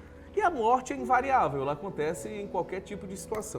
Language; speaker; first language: Portuguese; native; Portuguese